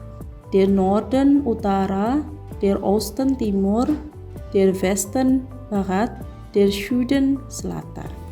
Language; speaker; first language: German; non-native, fluent; Indonesian